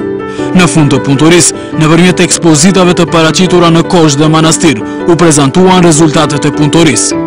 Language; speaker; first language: Albanian; native; Albanian